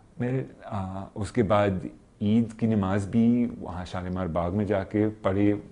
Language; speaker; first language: Urdu; non-native, fluent; English